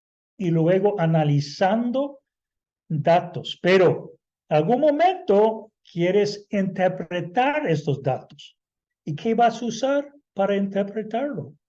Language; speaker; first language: Spanish; non-native, fluent; English